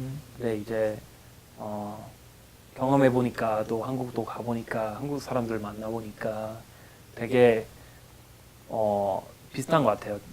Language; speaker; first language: Korean; non-native, fluent; English